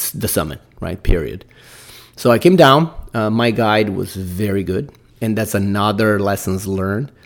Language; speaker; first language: English; non-native, fluent; Portuguese